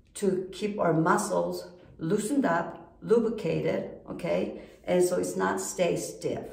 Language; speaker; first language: English; non-native, fluent; Korean